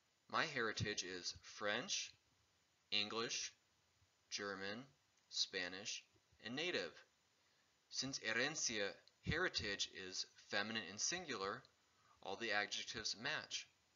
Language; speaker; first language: English; native; English